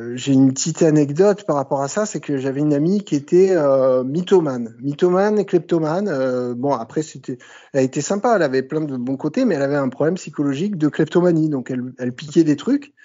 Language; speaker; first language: French; native; French